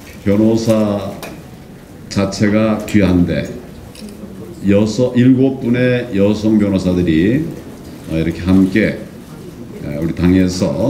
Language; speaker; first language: Korean; native; Korean